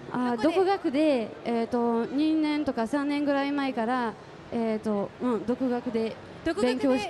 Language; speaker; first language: Japanese; non-native, fluent; French